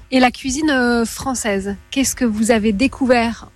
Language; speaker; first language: French; native; French